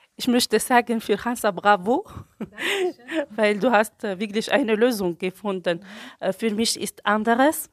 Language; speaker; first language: German; non-native, learner; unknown